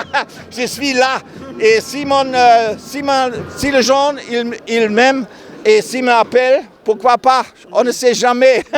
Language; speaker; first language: French; non-native, learner; German